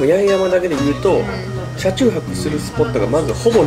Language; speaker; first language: Japanese; native; Japanese